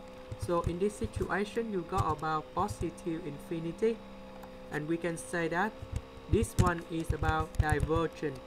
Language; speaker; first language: English; non-native, learner; Vietnamese